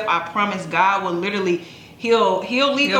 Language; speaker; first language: English; native; English